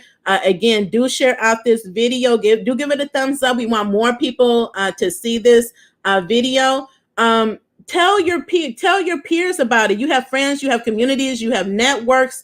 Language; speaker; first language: English; native; English